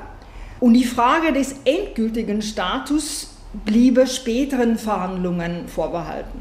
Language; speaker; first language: German; native; German